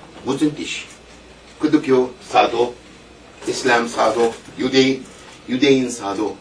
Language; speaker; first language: Korean; non-native, learner; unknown